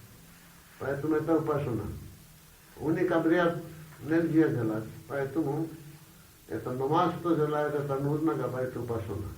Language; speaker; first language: Russian; non-native, learner; Bangla